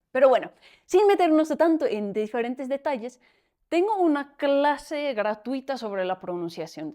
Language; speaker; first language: Spanish; non-native, fluent; Finnish